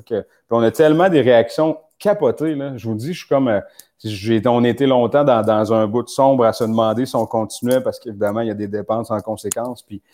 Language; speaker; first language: French; native; French